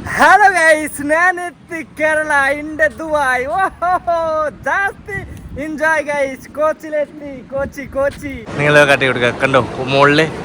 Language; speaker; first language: Malayalam; non-native, learner; Bangla